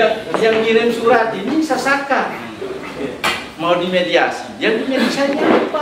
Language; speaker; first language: Indonesian; non-native, local second language; Sasak